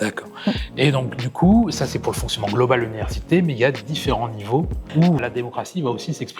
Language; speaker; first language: French; native; French